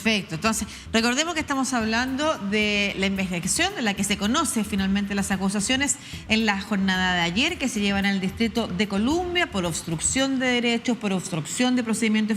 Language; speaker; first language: Spanish; native; Spanish